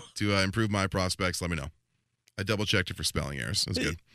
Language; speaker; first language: English; native; English